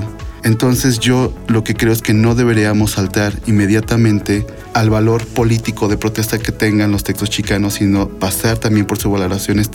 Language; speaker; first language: Spanish; native; Spanish